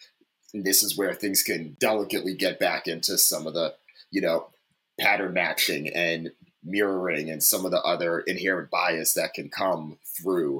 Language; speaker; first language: English; native; English